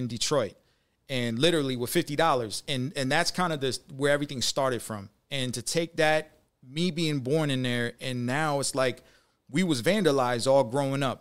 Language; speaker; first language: English; native; English